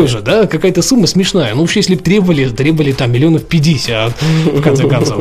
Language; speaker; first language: Russian; native; Russian